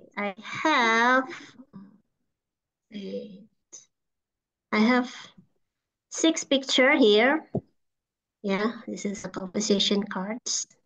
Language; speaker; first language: English; non-native, fluent; Indonesian